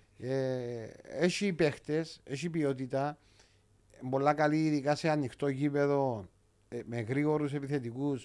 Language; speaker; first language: Greek; native; Greek